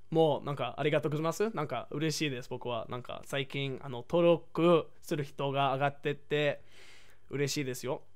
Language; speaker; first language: Japanese; non-native, fluent; English